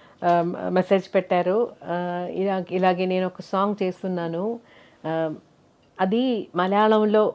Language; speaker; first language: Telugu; non-native, fluent; Malayalam